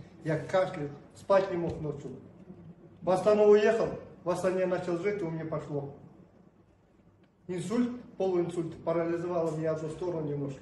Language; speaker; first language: Russian; non-native, local second language; Kazakh